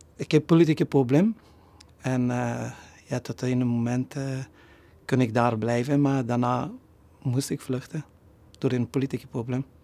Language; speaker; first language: Dutch; non-native, fluent; Persian